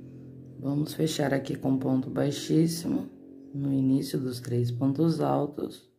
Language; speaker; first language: Portuguese; native; Portuguese